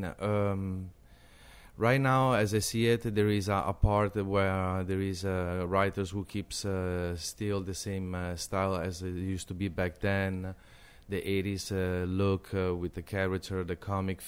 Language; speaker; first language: English; non-native, fluent; Italian